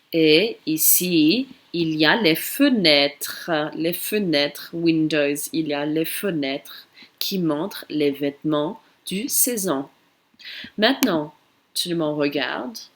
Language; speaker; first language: French; non-native, fluent; English